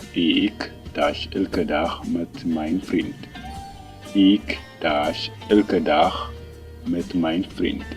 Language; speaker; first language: Dutch; non-native, fluent; Tigrinya